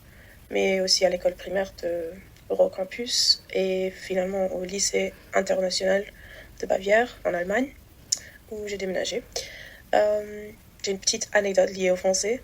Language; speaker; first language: French; non-native, fluent; Croatian